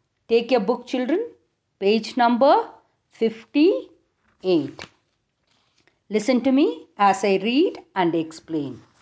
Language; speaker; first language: English; non-native, local second language; Tamil